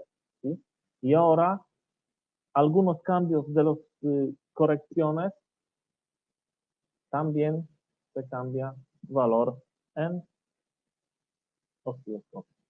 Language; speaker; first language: Spanish; non-native, learner; Polish